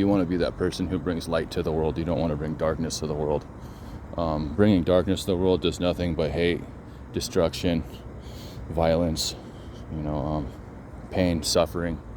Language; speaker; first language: English; native; English